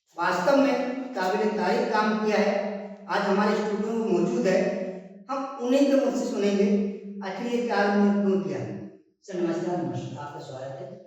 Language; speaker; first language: Hindi; native; Hindi